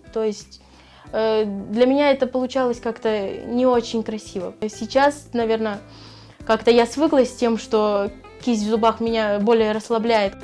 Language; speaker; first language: Russian; native; Russian